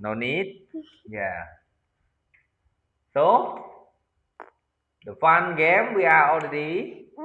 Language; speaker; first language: English; non-native, learner; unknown